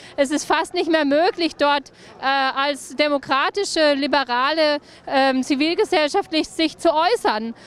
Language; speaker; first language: German; native; German